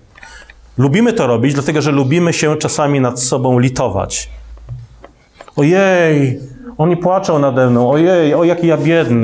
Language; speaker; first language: Polish; native; Polish